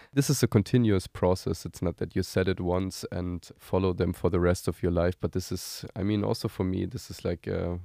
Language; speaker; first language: English; non-native, fluent; German